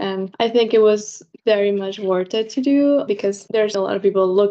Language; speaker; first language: English; non-native, fluent; Spanish